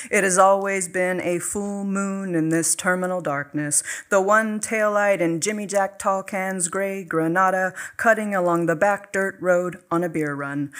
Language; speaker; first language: English; native; English